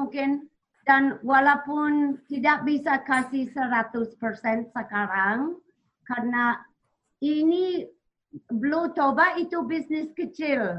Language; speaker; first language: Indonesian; non-native, learner; English